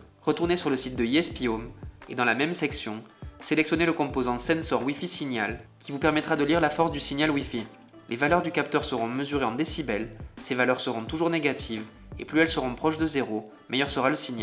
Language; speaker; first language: French; native; French